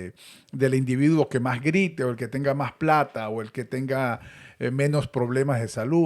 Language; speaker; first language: Spanish; native; Spanish